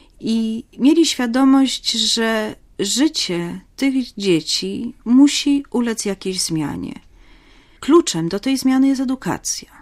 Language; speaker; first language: Polish; native; Polish